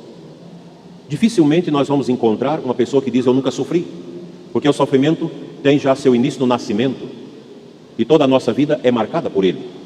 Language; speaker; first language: Portuguese; native; Portuguese